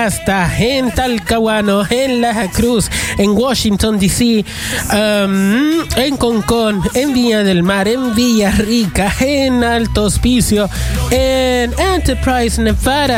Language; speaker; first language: Spanish; native; Spanish